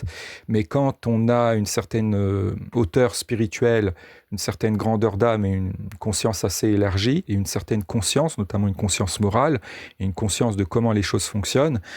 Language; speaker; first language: French; native; French